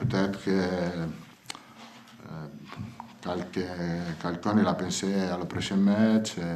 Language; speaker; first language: French; non-native, fluent; Italian